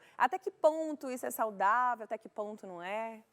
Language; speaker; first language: Portuguese; native; Portuguese